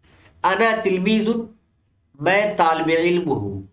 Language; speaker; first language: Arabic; non-native, fluent; Urdu